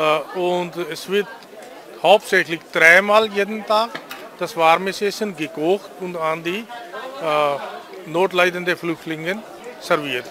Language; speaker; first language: German; non-native, fluent; Punjabi